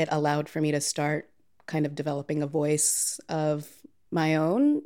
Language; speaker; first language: English; non-native, local second language; Telugu